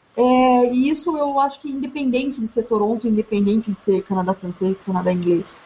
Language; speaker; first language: Portuguese; native; Portuguese